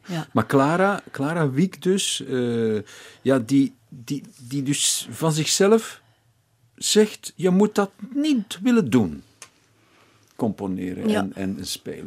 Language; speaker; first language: Dutch; native; Dutch